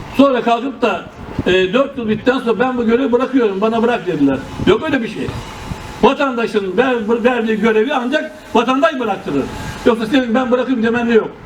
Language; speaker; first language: Turkish; native; Turkish